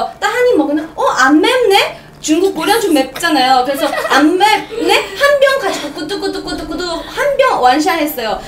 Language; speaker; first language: Korean; non-native, fluent; Chinese